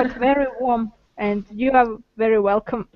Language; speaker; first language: English; non-native, learner; Russian